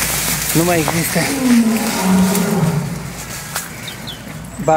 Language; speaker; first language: Romanian; native; Romanian